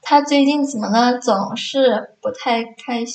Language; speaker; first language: Chinese; non-native, fluent; Indonesian